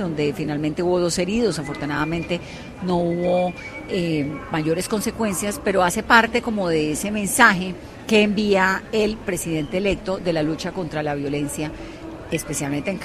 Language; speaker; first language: Spanish; native; Spanish